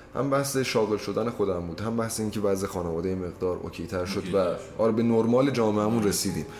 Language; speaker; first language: Persian; non-native, local second language; Azerbaijani